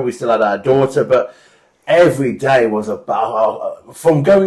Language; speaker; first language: English; native; English